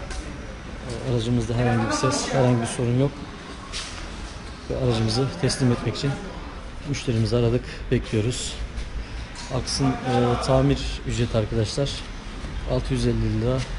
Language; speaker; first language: Turkish; native; Turkish